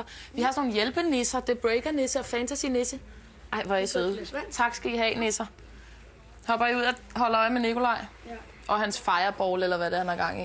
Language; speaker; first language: Danish; native; Danish